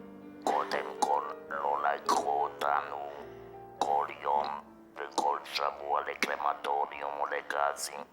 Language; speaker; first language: Hebrew; non-native, fluent; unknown